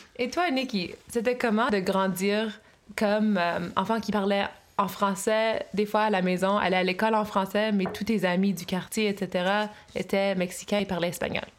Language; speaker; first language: French; native; French